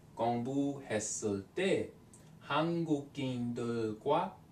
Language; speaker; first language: Korean; non-native, learner; English